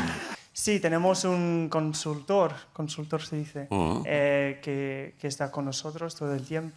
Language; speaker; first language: Spanish; non-native, fluent; English